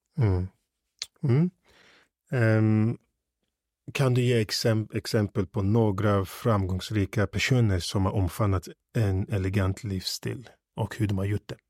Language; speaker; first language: Swedish; early bilingual, other home language; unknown